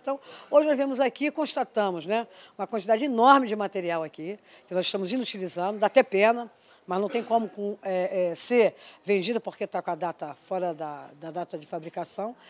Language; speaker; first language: Portuguese; native; Portuguese